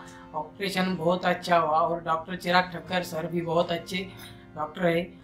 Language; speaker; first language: Hindi; non-native, local second language; Marathi